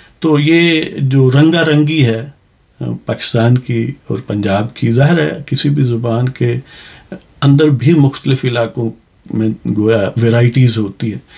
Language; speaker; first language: Urdu; non-native, local second language; Punjabi